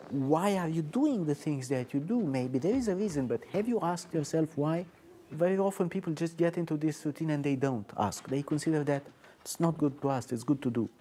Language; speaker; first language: English; non-native, fluent; Romanian